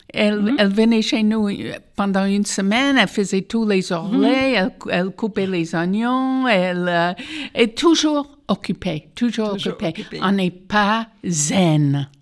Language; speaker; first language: French; non-native, fluent; English